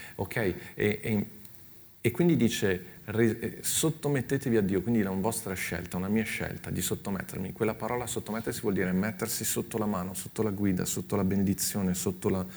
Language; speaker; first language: Italian; native; Italian